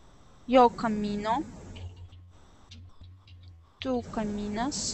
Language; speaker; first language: Spanish; non-native, learner; Russian